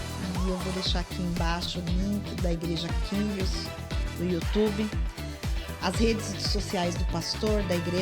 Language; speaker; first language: Portuguese; native; Portuguese